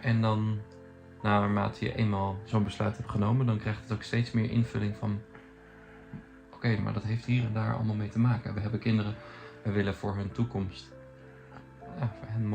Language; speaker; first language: Dutch; native; Dutch